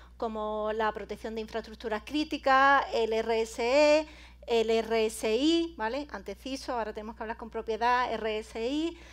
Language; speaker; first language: Spanish; native; Spanish